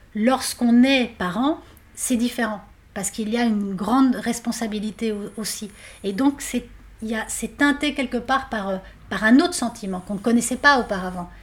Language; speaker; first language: French; non-native, fluent; Spanish